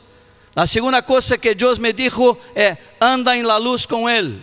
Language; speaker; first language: Spanish; non-native, learner; Portuguese